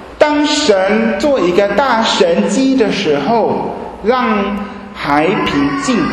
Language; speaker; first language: Chinese; non-native, fluent; German